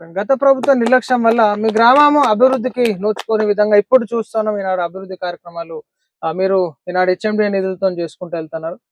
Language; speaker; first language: Telugu; native; Telugu